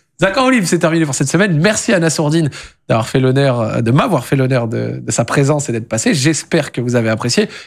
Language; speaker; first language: French; native; French